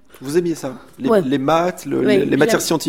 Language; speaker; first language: French; native; French